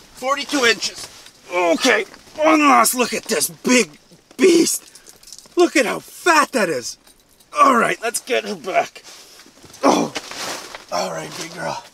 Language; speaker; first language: English; native; English